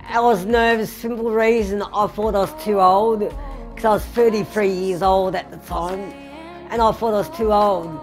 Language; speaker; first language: English; native; English